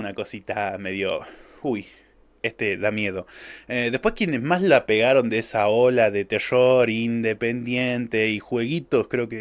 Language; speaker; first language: Spanish; native; Spanish